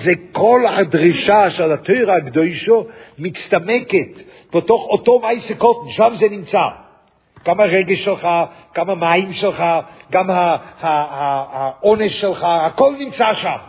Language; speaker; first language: Hebrew; non-native, fluent; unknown